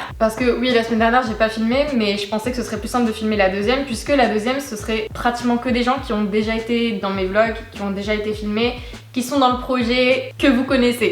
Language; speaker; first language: French; native; French